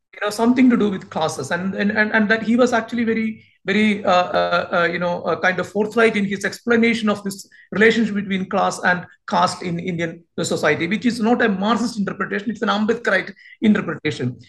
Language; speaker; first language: English; non-native, local second language; Malayalam